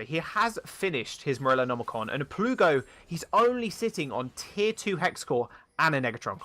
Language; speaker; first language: English; native; English